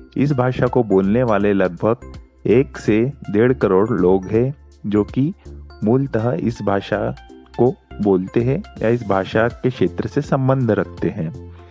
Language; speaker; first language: Hindi; native; Hindi